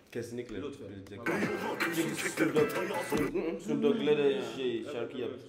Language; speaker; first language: Turkish; non-native, learner; English